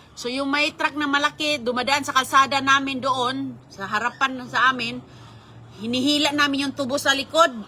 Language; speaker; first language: Filipino; non-native, local second language; Cebuano